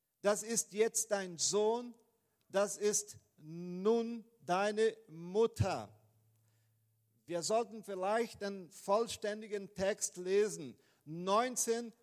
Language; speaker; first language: German; non-native, fluent; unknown